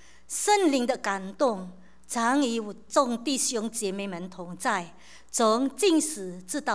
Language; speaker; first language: Chinese; native; Chinese